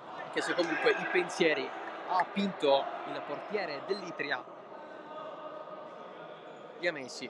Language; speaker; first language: Italian; native; Italian